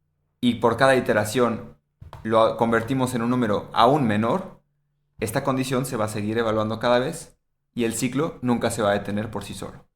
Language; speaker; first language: Spanish; native; Spanish